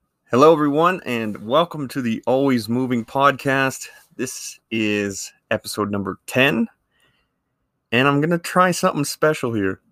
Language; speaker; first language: English; native; English